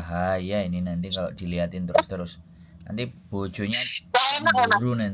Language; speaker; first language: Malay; non-native, local second language; Javanese